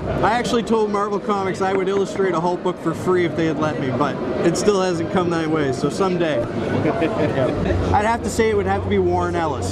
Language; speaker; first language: English; native; English